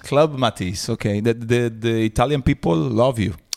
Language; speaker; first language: English; non-native, learner; Italian